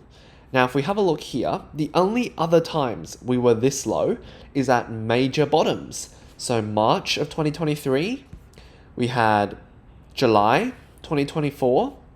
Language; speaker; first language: English; native; English